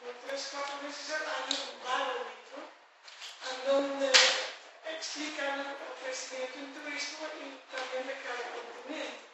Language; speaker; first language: Spanish; non-native, fluent; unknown